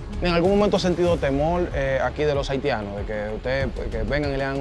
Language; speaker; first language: Spanish; native; Spanish